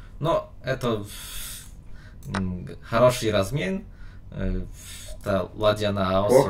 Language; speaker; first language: Russian; non-native, learner; Polish